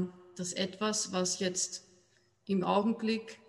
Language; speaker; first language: German; native; German